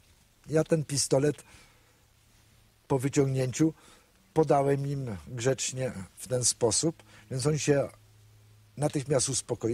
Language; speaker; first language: Polish; native; Polish